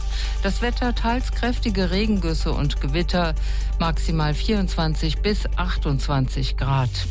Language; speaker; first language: German; native; German